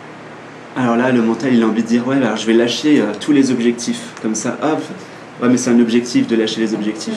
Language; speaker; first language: French; native; French